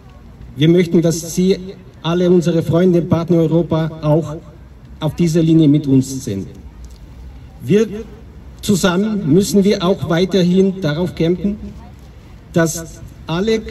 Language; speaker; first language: German; non-native, fluent; Ukrainian